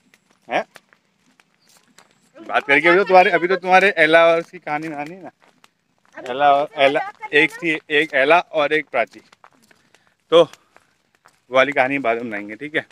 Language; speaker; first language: Hindi; native; Hindi